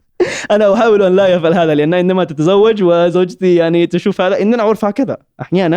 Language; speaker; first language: Arabic; non-native, learner; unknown